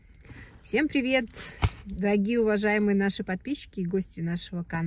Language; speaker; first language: Russian; native; Russian